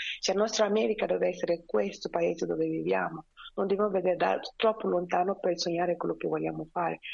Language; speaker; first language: Italian; non-native, fluent; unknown